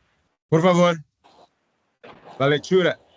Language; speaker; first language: Spanish; non-native, fluent; Portuguese